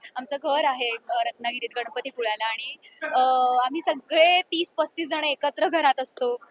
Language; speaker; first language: Marathi; native; Marathi